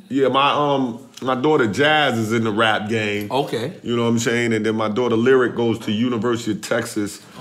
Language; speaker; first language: English; native; English